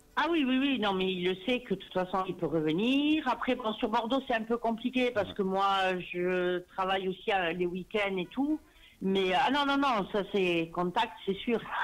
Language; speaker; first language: French; native; French